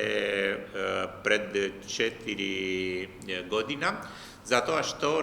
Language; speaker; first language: Macedonian; non-native, learner; Romanian